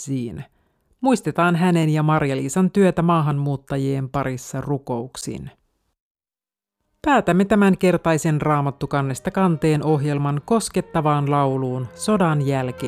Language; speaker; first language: Finnish; native; Finnish